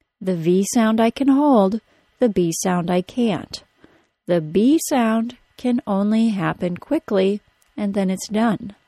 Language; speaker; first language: English; native; English